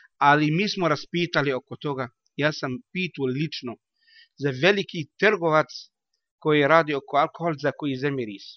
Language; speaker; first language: Bosnian; non-native, learner; Arabic